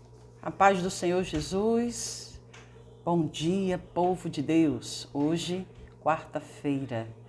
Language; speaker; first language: Portuguese; native; Portuguese